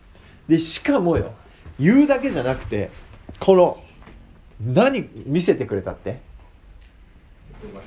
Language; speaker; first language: Japanese; native; Japanese